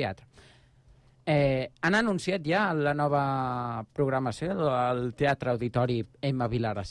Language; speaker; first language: Catalan; native; Catalan